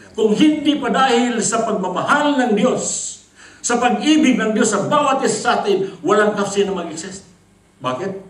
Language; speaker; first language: Filipino; non-native, local second language; Cebuano